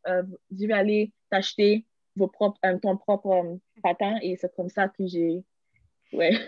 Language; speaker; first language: French; non-native, learner; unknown